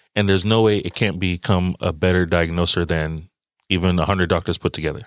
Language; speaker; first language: English; early bilingual, other home language; Yoruba